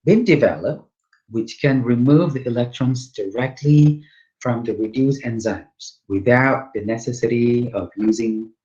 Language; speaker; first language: English; non-native, local second language; Malay